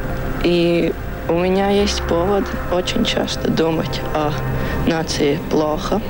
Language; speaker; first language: Russian; non-native, local second language; Latvian